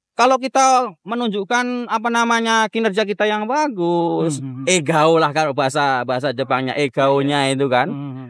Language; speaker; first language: Indonesian; native; Indonesian